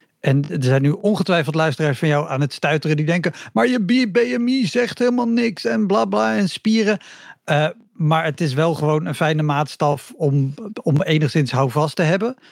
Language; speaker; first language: Dutch; native; Dutch